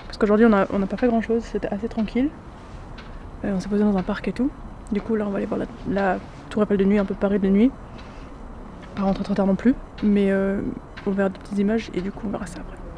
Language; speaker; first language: French; native; French